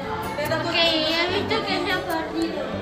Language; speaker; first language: Spanish; early bilingual, other home language; Filipino